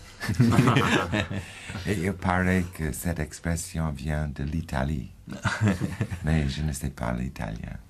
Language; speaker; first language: French; non-native, fluent; English